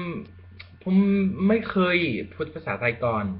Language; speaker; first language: Thai; non-native, learner; Spanish